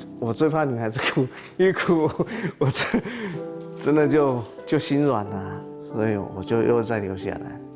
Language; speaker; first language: Chinese; native; Chinese